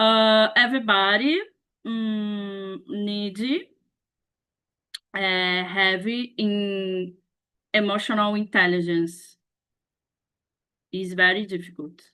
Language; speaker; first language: English; non-native, learner; Portuguese